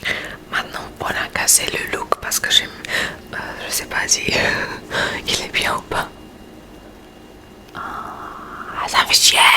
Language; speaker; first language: French; non-native, learner; Spanish